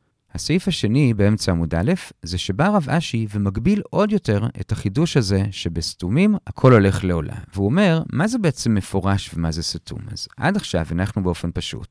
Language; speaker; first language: Hebrew; native; Hebrew